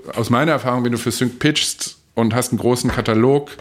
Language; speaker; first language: German; native; German